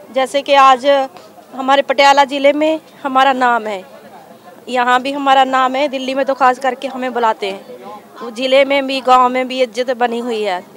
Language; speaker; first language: Hindi; native; Hindi